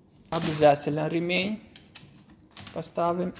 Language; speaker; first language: Russian; non-native, learner; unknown